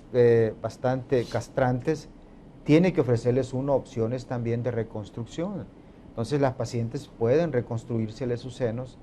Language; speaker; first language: Spanish; native; Spanish